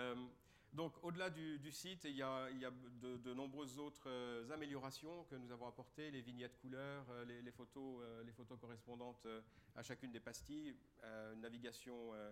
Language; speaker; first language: French; native; French